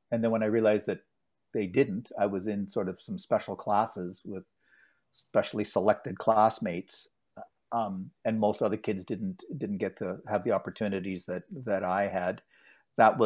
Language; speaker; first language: English; native; English